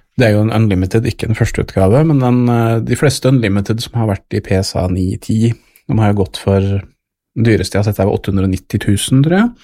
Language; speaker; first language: Norwegian; native; Norwegian